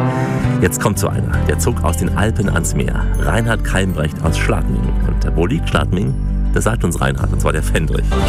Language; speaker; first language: German; native; German